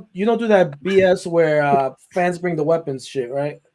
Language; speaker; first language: English; native; English